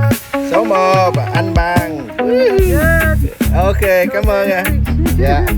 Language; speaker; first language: Vietnamese; early bilingual, heritage; Vietnamese